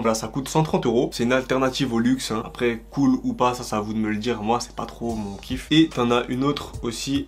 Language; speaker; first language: French; native; French